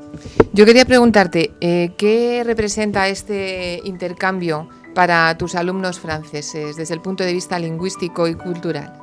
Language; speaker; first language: Spanish; native; Spanish